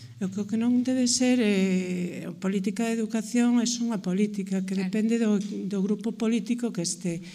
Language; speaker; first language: Galician; non-native, local second language; Spanish